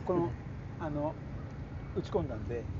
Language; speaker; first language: Japanese; native; Japanese